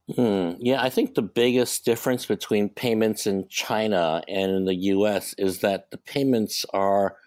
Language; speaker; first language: English; non-native, local second language; Cantonese